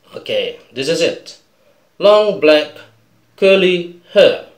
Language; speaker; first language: English; non-native, fluent; Indonesian